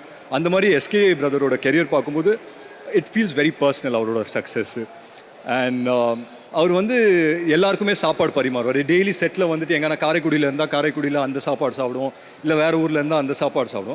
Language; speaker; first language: Tamil; native; Tamil